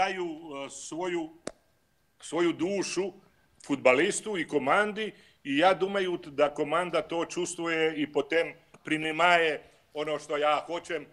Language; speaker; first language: Russian; non-native, learner; Croatian